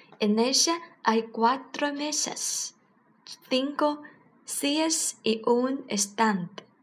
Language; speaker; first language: Spanish; non-native, learner; Chinese